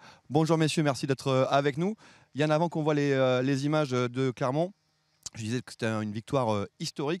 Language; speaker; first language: French; native; French